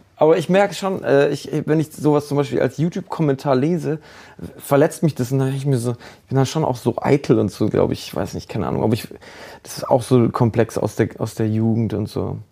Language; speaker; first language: German; early bilingual, other home language; Polish